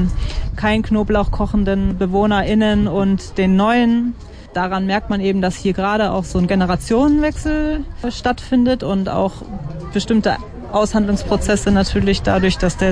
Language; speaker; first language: German; native; German